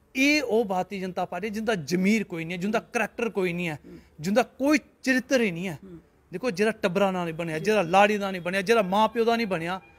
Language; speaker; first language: Punjabi; non-native, local second language; Dogri